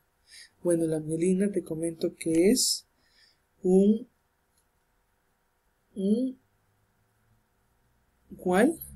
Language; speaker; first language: Spanish; native; Spanish